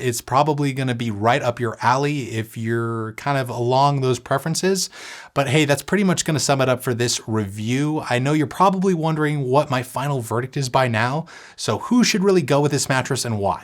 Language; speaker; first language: English; native; English